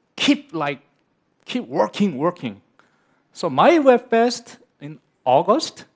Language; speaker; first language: English; non-native, learner; Korean